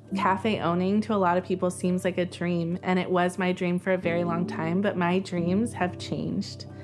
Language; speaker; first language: English; native; English